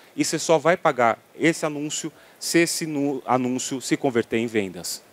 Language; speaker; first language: Portuguese; native; Portuguese